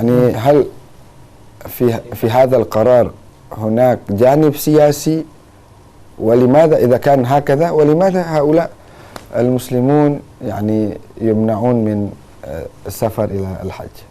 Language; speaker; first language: Arabic; non-native, fluent; Indonesian